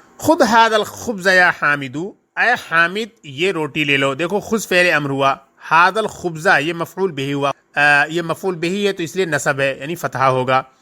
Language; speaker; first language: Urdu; native; Urdu